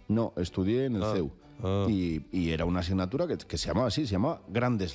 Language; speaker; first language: Spanish; native; Spanish